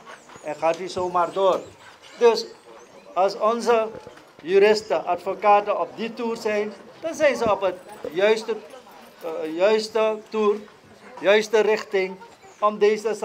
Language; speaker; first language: Dutch; native; Dutch